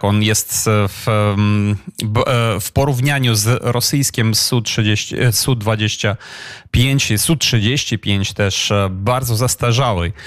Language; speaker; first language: Polish; non-native, fluent; Ukrainian